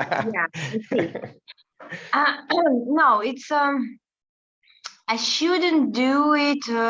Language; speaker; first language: English; non-native, learner; Russian